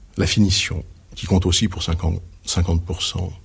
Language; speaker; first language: French; native; French